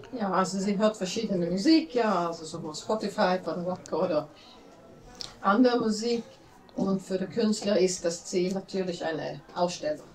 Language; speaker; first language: German; non-native, fluent; Latvian